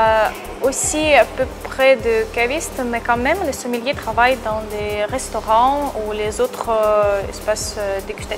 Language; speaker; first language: French; non-native, fluent; Russian